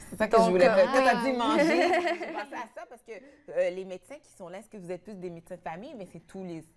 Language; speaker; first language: French; native; French